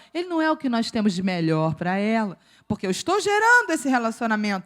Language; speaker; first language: Portuguese; native; Portuguese